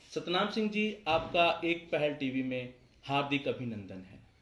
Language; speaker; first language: Hindi; non-native, local second language; Punjabi